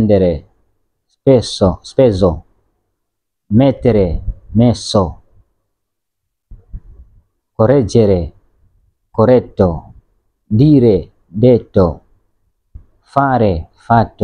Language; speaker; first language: Italian; non-native, learner; Swahili